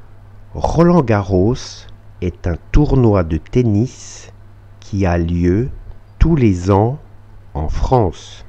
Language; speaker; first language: French; non-native, fluent; Russian